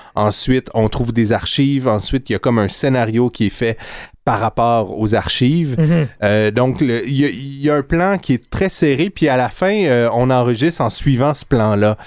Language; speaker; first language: French; native; French